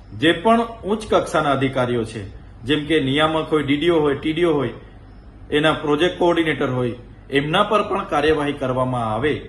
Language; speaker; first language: Gujarati; non-native, local second language; Vasavi